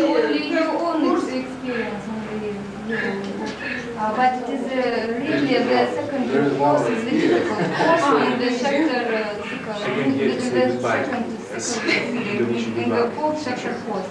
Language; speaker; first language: English; non-native, learner; Russian